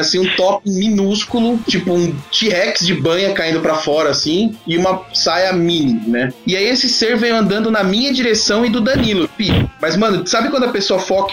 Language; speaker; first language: Portuguese; native; Portuguese